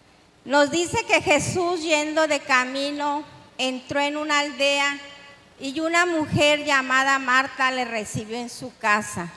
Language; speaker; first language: Spanish; native; Spanish